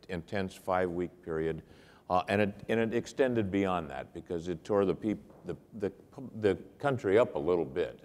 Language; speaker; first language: English; native; English